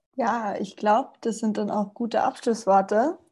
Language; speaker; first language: German; non-native, fluent; Spanish